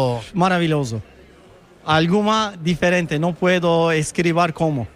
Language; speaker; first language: Spanish; non-native, learner; Turkish